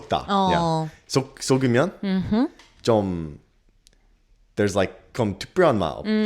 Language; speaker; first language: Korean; non-native, learner; English